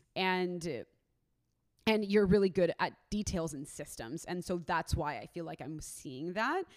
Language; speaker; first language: English; native; English